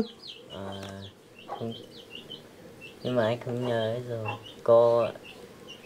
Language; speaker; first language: Vietnamese; non-native, local second language; Hmong